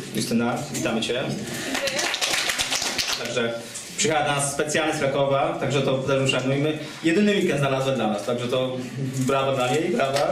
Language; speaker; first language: Polish; native; Polish